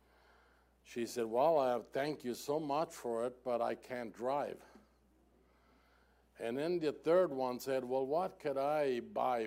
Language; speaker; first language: English; non-native, fluent; German